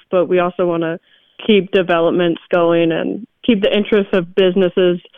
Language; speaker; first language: English; native; English